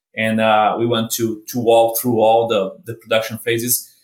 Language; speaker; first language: English; non-native, fluent; Portuguese